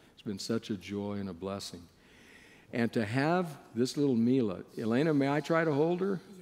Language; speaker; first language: English; native; English